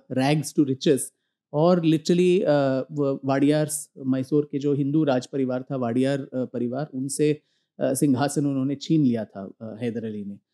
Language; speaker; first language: Hindi; non-native, local second language; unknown